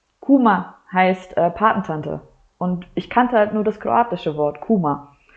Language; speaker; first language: German; native; German